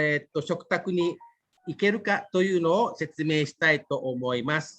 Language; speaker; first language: Japanese; non-native, fluent; Indonesian